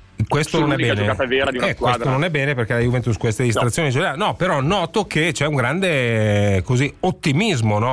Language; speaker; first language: Italian; native; Italian